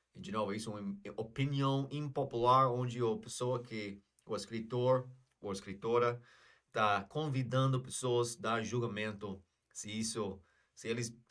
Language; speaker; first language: Portuguese; non-native, fluent; English